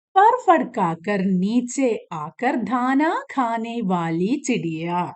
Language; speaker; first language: Hindi; non-native, local second language; Malayalam